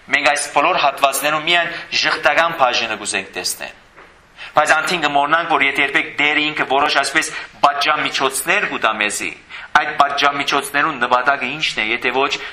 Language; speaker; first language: Armenian; native; Armenian